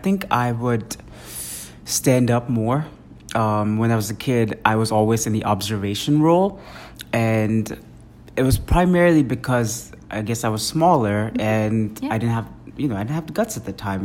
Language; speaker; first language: English; non-native, local second language; Hindi